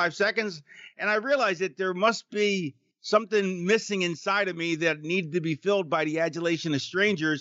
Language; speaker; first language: English; native; English